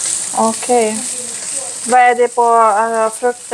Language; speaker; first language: Swedish; non-native, learner; Filipino